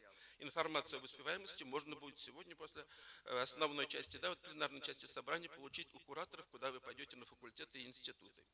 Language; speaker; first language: Russian; native; Russian